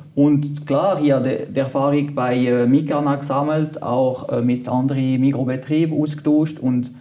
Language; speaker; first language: German; non-native, fluent; French